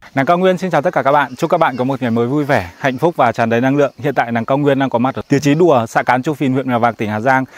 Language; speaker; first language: Vietnamese; native; Vietnamese